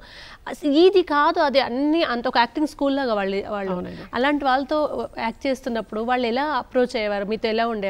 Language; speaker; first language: Telugu; native; Telugu